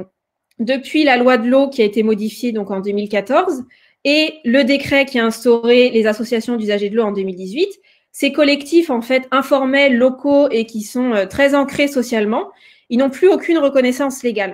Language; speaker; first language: French; native; French